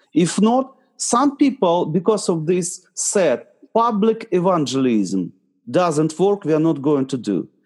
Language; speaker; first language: English; non-native, fluent; Ukrainian